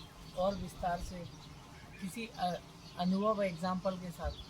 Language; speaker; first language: Hindi; native; Hindi